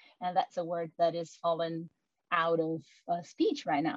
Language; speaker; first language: English; non-native, fluent; Portuguese